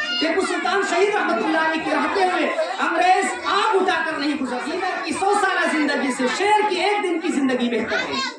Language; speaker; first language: Urdu; native; Urdu